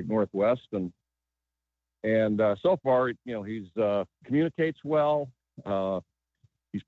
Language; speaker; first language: English; native; English